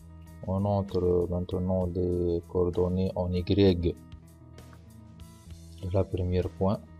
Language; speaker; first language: French; non-native, local second language; Arabic